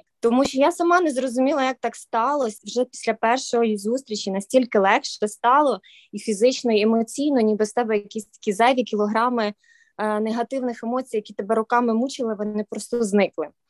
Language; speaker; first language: Ukrainian; native; Ukrainian